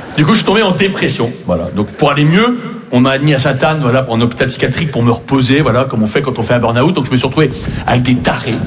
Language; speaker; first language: French; native; French